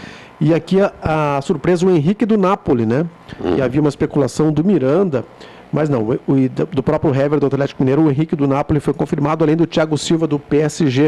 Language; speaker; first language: Portuguese; native; Portuguese